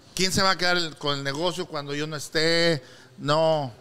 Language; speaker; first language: Spanish; native; Spanish